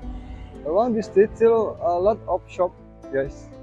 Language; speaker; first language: English; non-native, learner; Indonesian